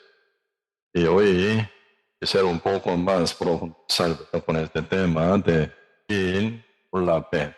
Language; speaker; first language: Spanish; non-native, learner; Korean